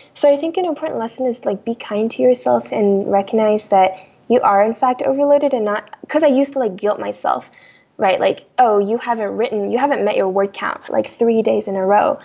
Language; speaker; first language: English; early bilingual, other home language; Chinese